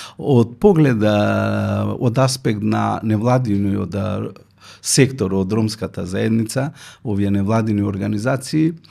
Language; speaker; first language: Macedonian; non-native, local second language; Romany